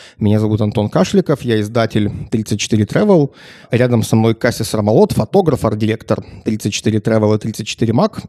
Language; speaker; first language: Russian; native; Russian